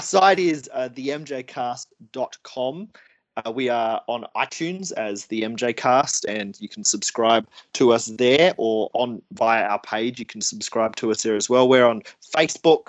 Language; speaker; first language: English; native; English